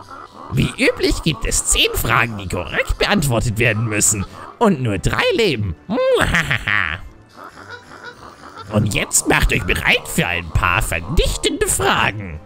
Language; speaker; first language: German; native; German